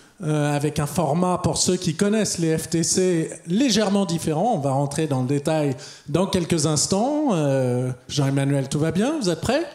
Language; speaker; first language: French; native; French